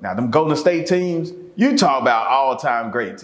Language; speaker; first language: English; native; English